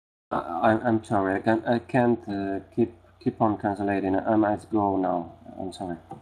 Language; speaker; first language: English; non-native, learner; Spanish